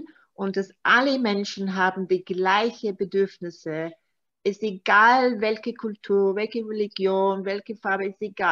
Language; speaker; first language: German; non-native, learner; Maltese